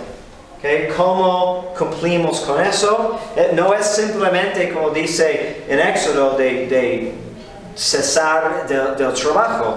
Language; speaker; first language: Spanish; non-native, fluent; English